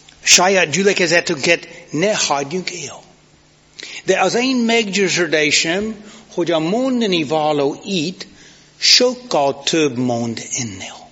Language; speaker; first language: Hungarian; non-native, fluent; English